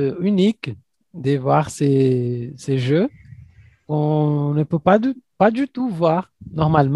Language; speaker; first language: French; non-native, fluent; Portuguese